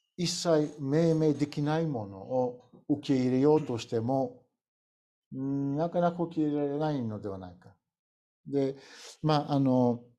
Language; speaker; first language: Japanese; non-native, fluent; Bulgarian